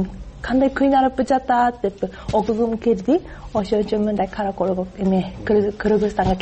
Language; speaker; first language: Kyrgyz; non-native, learner; Japanese